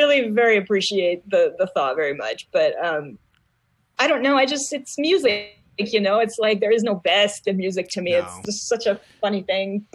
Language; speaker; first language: English; non-native, fluent; Hebrew